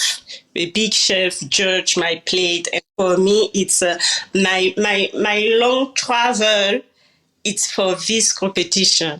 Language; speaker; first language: English; non-native, learner; French